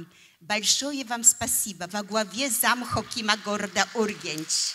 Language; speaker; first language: Russian; non-native, fluent; Polish